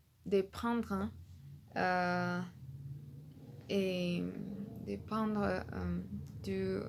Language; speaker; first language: French; non-native, learner; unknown